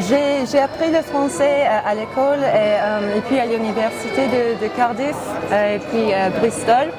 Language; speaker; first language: French; non-native, fluent; English